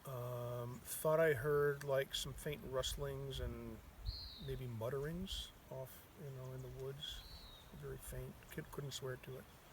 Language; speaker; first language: English; native; English